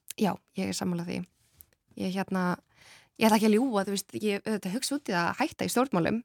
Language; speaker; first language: Icelandic; early bilingual, other home language; Kurdish